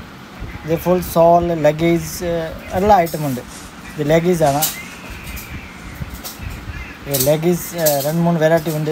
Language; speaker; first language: Malayalam; non-native, local second language; Hindi